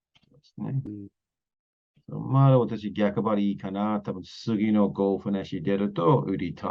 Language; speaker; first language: Japanese; non-native, learner; English